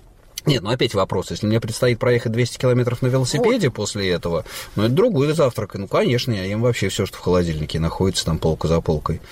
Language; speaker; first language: Russian; native; Russian